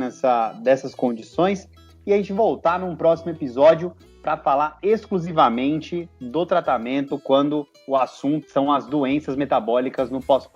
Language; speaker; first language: Portuguese; native; Portuguese